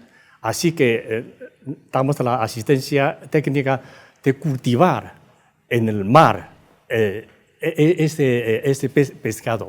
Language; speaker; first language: Spanish; non-native, fluent; Chinese